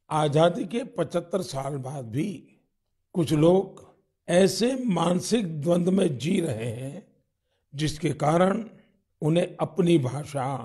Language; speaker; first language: Hindi; non-native, local second language; Gujarati